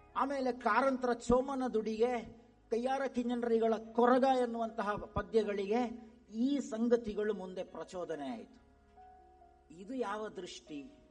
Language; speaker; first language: Kannada; non-native, local second language; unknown